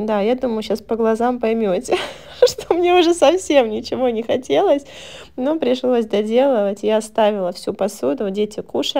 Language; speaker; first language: Russian; native; Russian